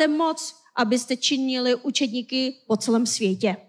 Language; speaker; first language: Czech; non-native, fluent; Korean